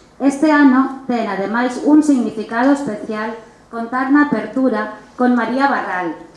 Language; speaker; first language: Galician; non-native, fluent; Spanish